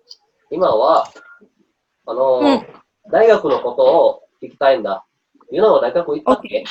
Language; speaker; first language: Japanese; non-native, learner; Indonesian